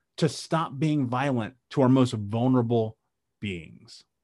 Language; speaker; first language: English; native; English